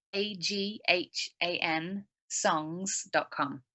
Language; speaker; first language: English; native; English